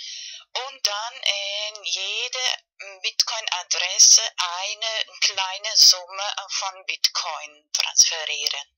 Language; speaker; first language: German; non-native, fluent; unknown